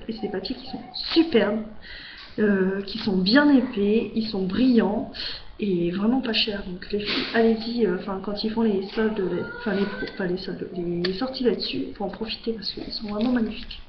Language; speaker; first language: French; native; French